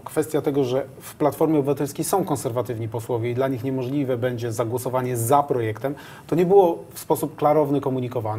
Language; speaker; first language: Polish; native; Polish